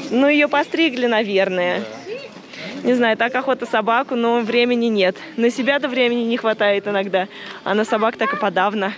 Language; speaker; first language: Russian; native; Russian